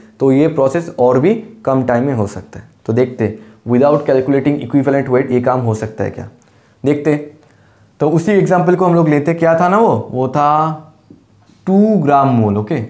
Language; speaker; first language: Hindi; non-native, local second language; Bangla